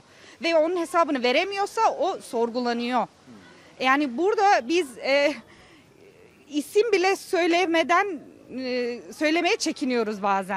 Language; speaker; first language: Turkish; early bilingual, heritage; Turkish